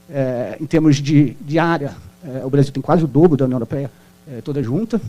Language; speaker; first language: Portuguese; native; Portuguese